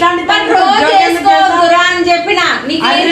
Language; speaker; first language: Telugu; native; Telugu